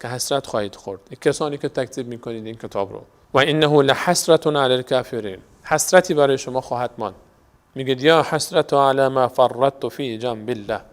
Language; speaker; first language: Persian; native; Persian